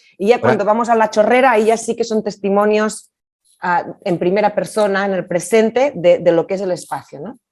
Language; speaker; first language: Spanish; non-native, local second language; Catalan